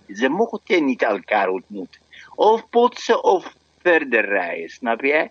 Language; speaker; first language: Dutch; non-native, fluent; Arabic